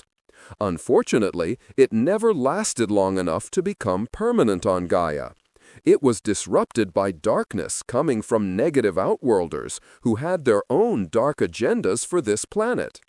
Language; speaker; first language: English; non-native, fluent; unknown